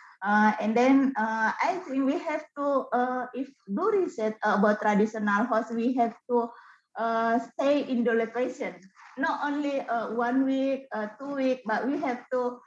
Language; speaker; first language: English; non-native, learner; Indonesian